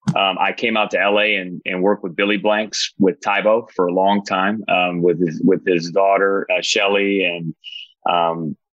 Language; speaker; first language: English; native; English